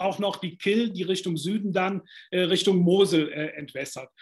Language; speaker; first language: German; native; German